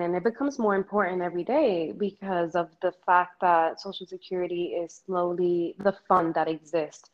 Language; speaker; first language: English; early bilingual, other home language; Spanish